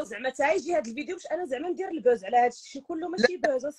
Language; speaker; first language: Arabic; native; Arabic